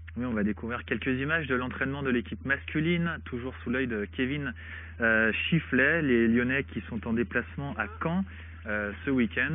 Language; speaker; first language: French; native; French